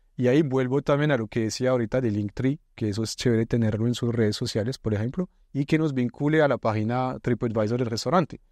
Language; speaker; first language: Spanish; non-native, fluent; French